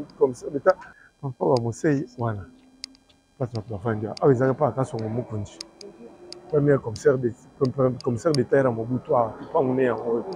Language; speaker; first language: Lingala; native; Lingala